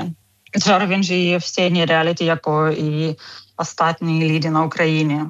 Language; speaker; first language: Czech; non-native, fluent; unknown